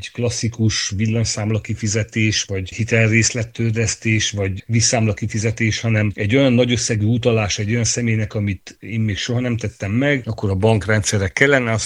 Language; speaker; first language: Hungarian; native; Hungarian